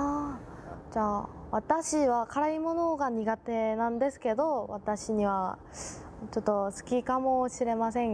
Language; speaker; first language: Japanese; non-native, learner; Korean